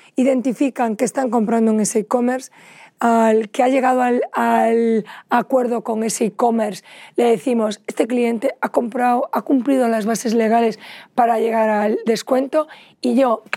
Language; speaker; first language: Spanish; native; Spanish